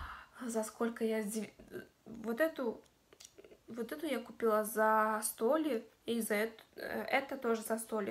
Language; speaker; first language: Russian; non-native, local second language; Kazakh